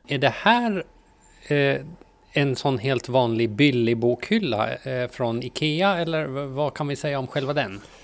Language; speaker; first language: Swedish; native; Swedish